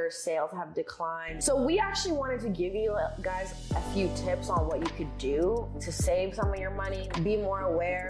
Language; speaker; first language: English; early bilingual, other home language; Persian